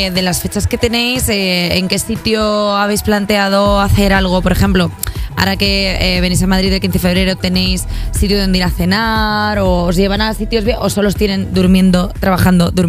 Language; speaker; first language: Spanish; native; Spanish